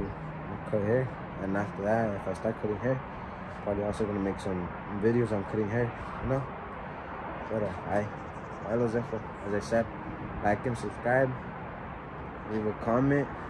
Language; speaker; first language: English; early bilingual, other home language; Spanish